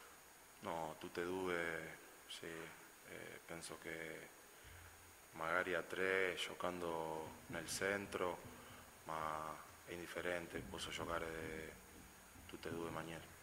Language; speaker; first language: Italian; non-native, fluent; Spanish